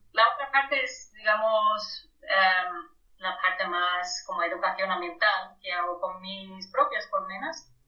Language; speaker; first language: Spanish; non-native, fluent; German